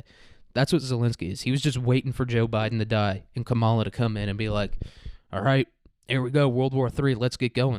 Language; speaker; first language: English; native; English